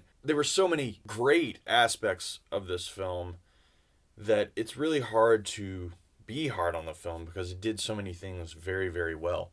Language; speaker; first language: English; native; English